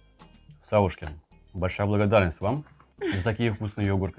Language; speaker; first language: Russian; native; Russian